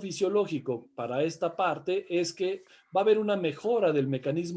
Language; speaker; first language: Spanish; native; Spanish